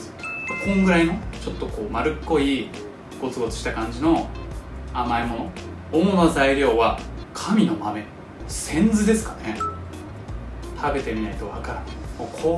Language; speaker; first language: Japanese; native; Japanese